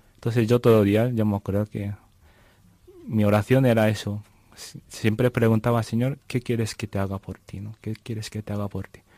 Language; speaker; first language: Spanish; non-native, fluent; Japanese